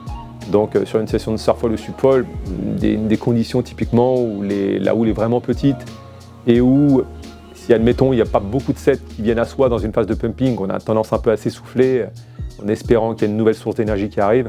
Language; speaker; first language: French; native; French